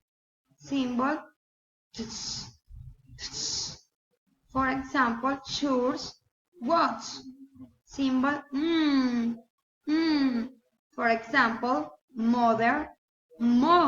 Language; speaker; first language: English; non-native, learner; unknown